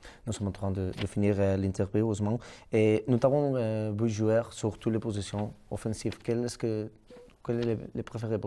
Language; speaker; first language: French; non-native, learner; Catalan